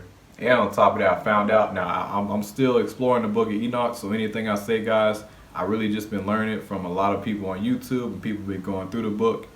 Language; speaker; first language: English; native; English